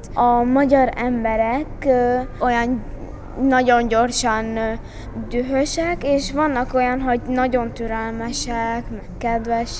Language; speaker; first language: Hungarian; early bilingual, other home language; Arabic